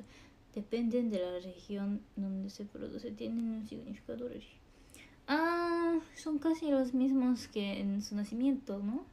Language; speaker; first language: Spanish; non-native, learner; Japanese